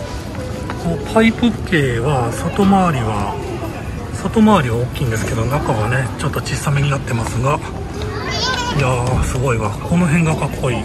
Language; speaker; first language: Japanese; native; Japanese